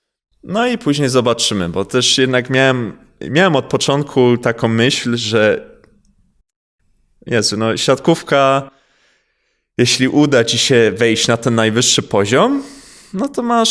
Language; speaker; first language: Polish; early bilingual, heritage; Polish